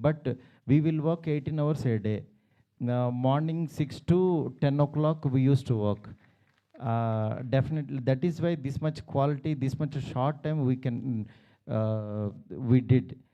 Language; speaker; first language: English; non-native, local second language; Telugu